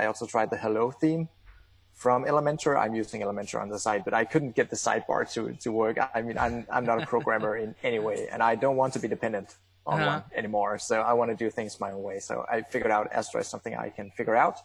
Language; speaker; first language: English; non-native, fluent; Danish